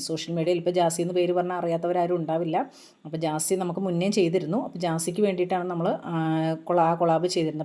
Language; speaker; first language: Malayalam; native; Malayalam